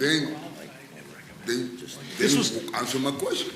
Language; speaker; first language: English; non-native, fluent; Spanish